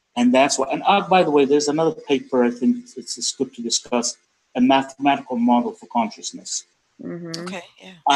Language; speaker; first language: English; non-native, fluent; Persian